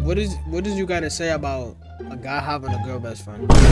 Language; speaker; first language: English; early bilingual, other home language; Spanish